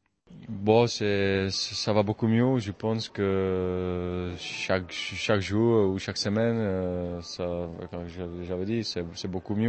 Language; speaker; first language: French; non-native, fluent; Czech